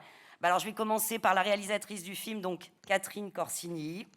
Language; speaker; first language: French; native; French